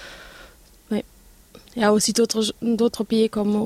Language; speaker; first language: French; non-native, fluent; German